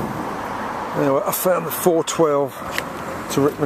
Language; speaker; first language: English; native; English